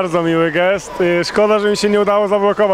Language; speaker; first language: Polish; native; Polish